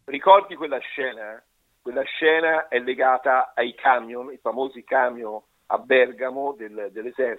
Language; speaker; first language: Italian; native; Italian